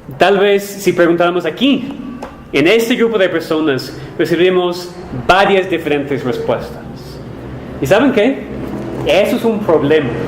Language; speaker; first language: Spanish; non-native, fluent; English